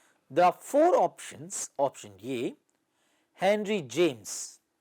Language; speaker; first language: English; non-native, local second language; Tamil